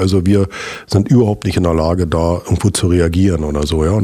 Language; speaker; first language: German; native; German